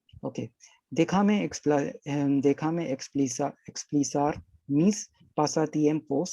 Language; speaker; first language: Spanish; non-native, learner; Hindi